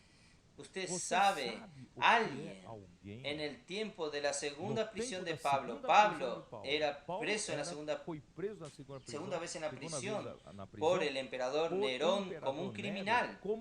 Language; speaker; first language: Spanish; non-native, fluent; Portuguese